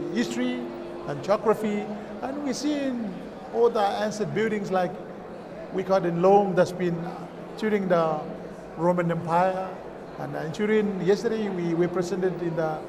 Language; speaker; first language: English; non-native, fluent; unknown